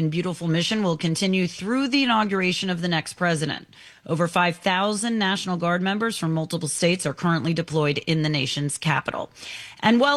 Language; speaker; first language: English; native; English